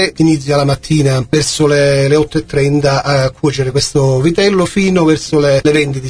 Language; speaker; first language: Italian; native; Italian